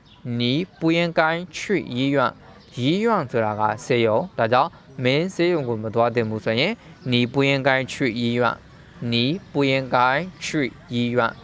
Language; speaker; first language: Chinese; non-native, learner; Burmese